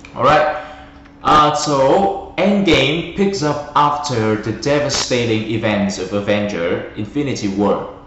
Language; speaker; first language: English; non-native, fluent; Vietnamese